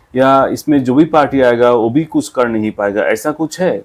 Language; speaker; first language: Hindi; non-native, local second language; Bangla